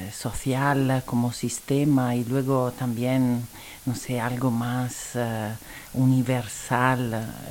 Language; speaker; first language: Spanish; non-native, fluent; Italian